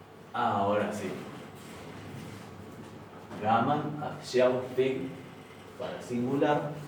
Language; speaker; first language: Icelandic; non-native, learner; Spanish